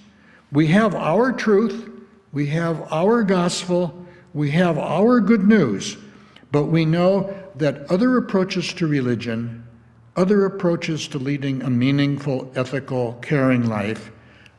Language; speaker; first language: English; native; English